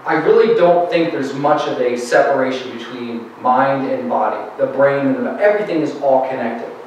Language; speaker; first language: English; native; English